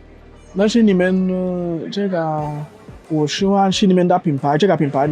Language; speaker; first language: Chinese; non-native, learner; Haitian Creole